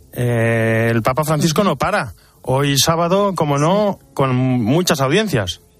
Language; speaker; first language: Spanish; native; Spanish